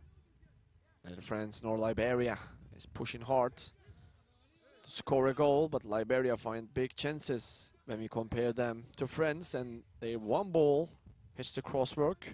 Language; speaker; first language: English; non-native, fluent; Turkish